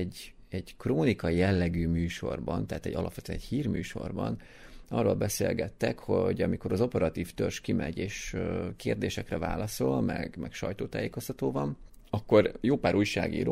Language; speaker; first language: Hungarian; native; Hungarian